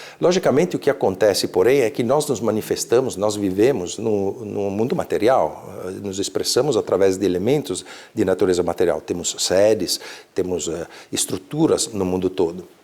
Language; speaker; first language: Portuguese; early bilingual, other home language; Italian